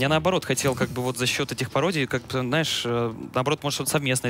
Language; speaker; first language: Russian; native; Russian